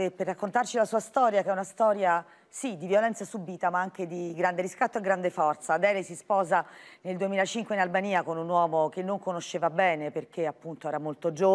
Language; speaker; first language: Italian; native; Italian